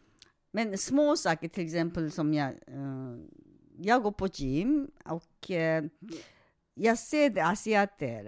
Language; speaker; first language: Swedish; non-native, fluent; Korean